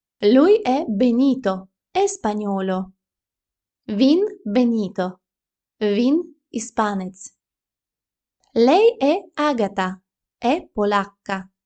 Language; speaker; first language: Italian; non-native, fluent; Ukrainian